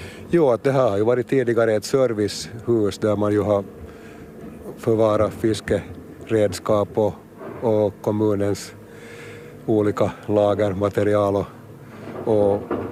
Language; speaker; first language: Swedish; native; Swedish